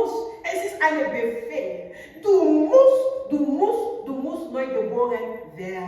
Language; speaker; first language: German; non-native, learner; French